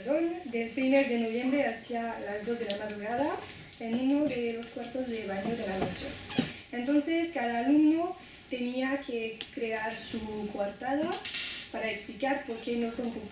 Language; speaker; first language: Spanish; non-native, fluent; French